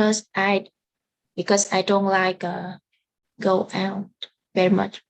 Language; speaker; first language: English; non-native, learner; Vietnamese